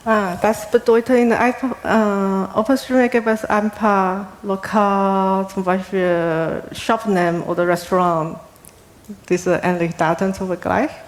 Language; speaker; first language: German; non-native, learner; Chinese